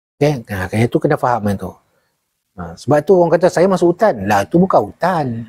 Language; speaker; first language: Malay; native; Malay